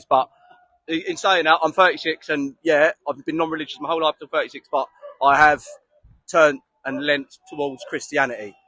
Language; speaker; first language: English; native; English